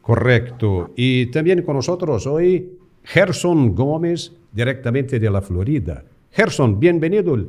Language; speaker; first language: Spanish; non-native, fluent; Portuguese